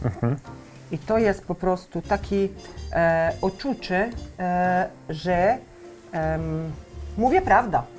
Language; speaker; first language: Polish; non-native, learner; Italian